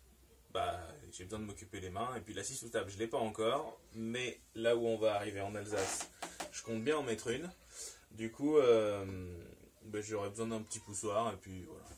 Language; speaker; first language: French; native; French